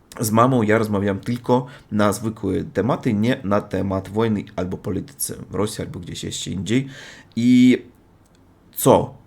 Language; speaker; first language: Polish; non-native, learner; Russian